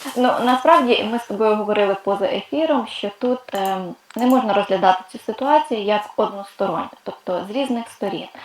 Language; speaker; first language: Ukrainian; non-native, local second language; Russian